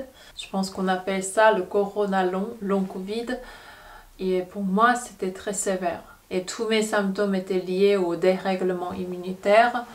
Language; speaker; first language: French; non-native, fluent; Korean